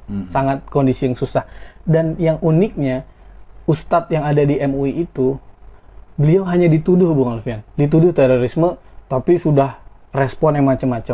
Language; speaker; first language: Indonesian; native; Indonesian